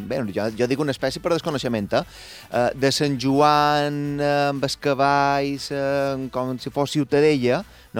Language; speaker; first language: Catalan; native; Catalan